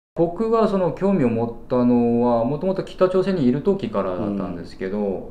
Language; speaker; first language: Japanese; non-native, fluent; Korean